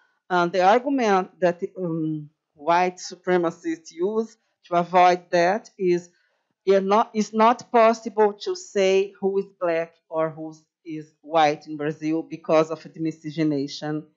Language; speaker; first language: English; non-native, fluent; Portuguese